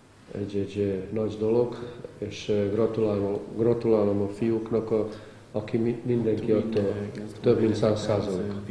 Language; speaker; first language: Hungarian; non-native, learner; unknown